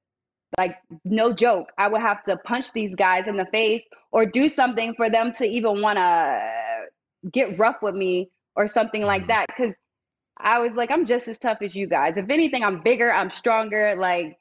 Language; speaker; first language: English; native; English